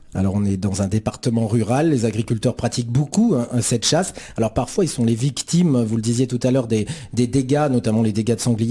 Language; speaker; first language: French; native; French